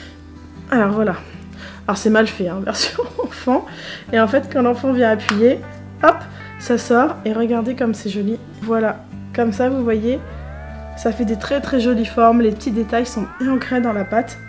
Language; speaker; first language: French; native; French